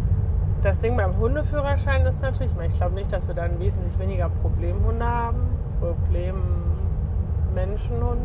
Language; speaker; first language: German; native; German